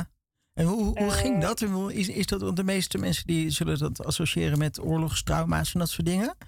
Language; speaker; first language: Dutch; native; Dutch